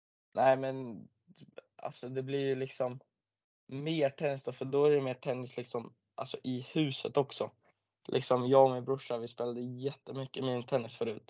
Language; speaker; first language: Swedish; native; Swedish